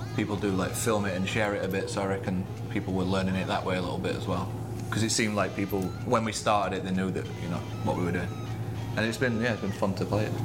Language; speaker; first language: English; native; English